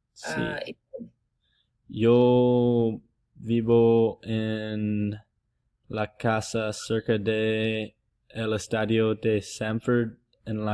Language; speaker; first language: Spanish; non-native, learner; English